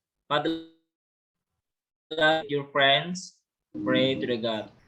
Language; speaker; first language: English; non-native, learner; Indonesian